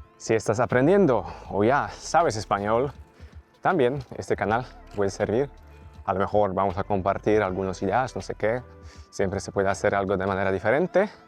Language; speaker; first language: Spanish; non-native, fluent; Polish